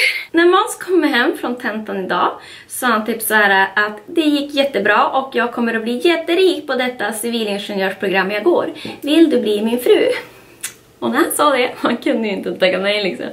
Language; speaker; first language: Swedish; native; Swedish